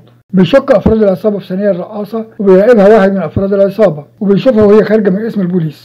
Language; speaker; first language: Arabic; native; Arabic